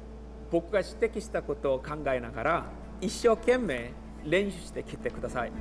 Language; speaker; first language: Japanese; non-native, fluent; Korean